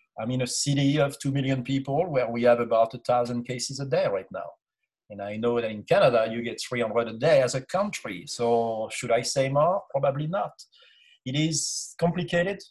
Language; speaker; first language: English; non-native, fluent; French